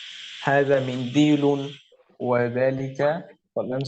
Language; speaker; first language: Arabic; non-native, learner; Bangla